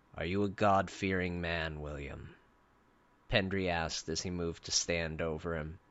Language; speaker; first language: English; native; English